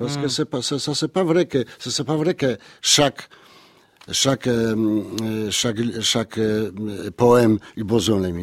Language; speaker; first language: French; non-native, learner; Polish